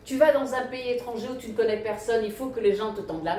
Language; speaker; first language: French; early bilingual, other home language; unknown